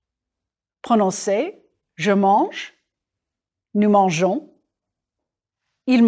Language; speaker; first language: French; non-native, fluent; English